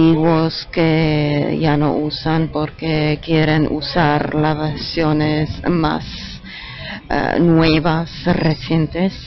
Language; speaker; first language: Spanish; non-native, learner; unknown